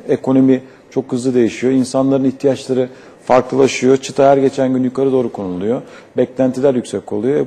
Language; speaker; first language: Turkish; native; Turkish